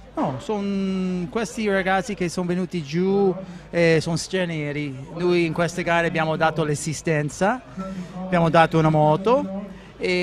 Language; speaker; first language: Italian; non-native, fluent; English